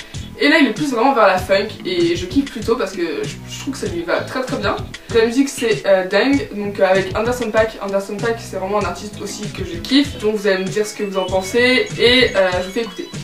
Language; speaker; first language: French; native; French